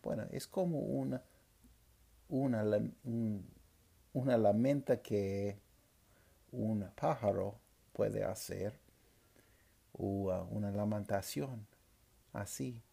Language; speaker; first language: Spanish; non-native, fluent; English